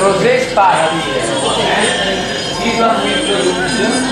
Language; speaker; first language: English; non-native, learner; Italian